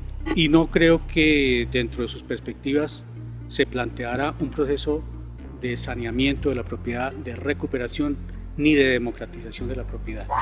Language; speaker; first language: Spanish; native; Spanish